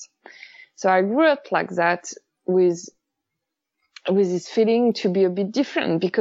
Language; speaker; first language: English; non-native, learner; French